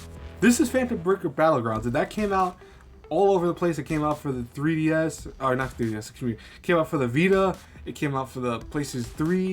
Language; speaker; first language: English; native; English